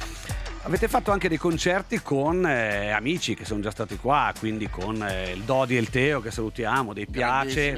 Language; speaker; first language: Italian; native; Italian